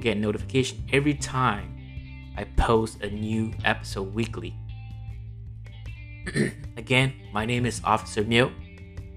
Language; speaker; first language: English; non-native, fluent; Burmese